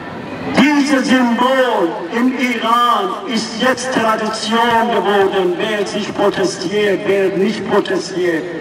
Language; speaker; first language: German; non-native, fluent; Persian